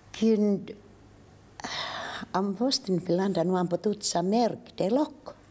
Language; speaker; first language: Romanian; non-native, learner; Finnish